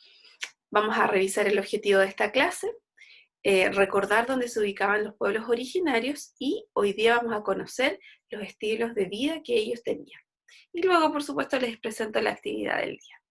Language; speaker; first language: Spanish; native; Spanish